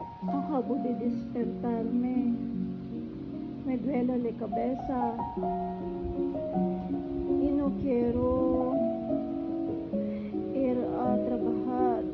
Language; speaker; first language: Spanish; non-native, learner; Filipino